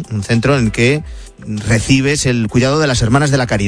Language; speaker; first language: Spanish; native; Spanish